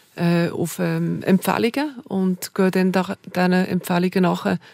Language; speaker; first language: German; native; German